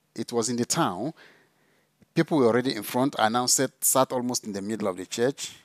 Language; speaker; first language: English; non-native, local second language; Igbo